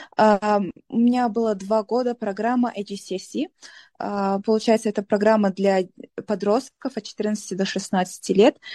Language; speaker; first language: Russian; non-native, local second language; Tajik